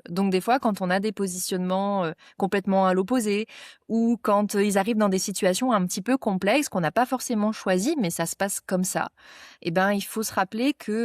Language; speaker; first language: French; native; French